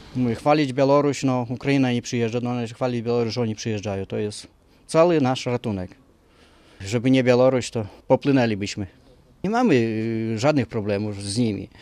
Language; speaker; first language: Polish; native; Polish